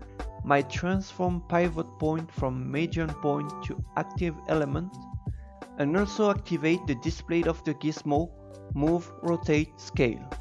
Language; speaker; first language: English; non-native, fluent; French